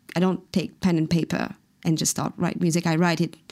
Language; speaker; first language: English; non-native, fluent; Morisyen